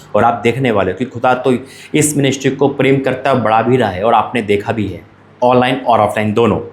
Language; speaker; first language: Hindi; native; Hindi